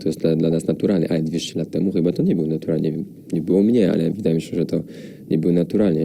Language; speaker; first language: Polish; non-native, fluent; French